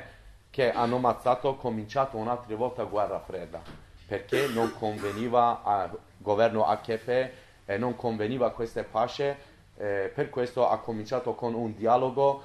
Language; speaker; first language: Italian; non-native, learner; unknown